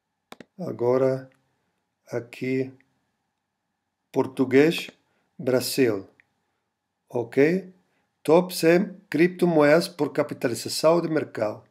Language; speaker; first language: Spanish; non-native, fluent; German